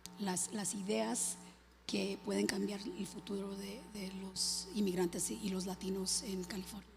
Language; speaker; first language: Spanish; early bilingual, other home language; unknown